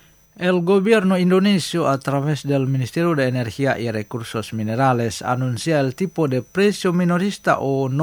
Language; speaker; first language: Spanish; non-native, fluent; Indonesian